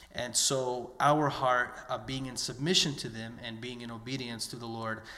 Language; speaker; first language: English; native; English